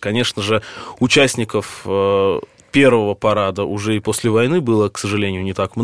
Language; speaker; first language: Russian; native; Russian